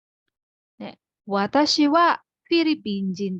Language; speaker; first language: Japanese; non-native, fluent; Filipino